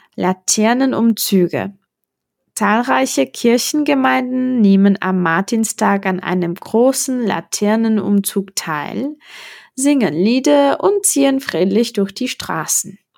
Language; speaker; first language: German; non-native, fluent; Czech